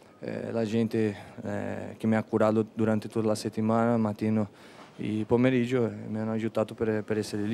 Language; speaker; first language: Italian; non-native, fluent; Spanish